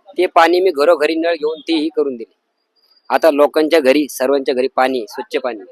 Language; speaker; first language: Marathi; native; Marathi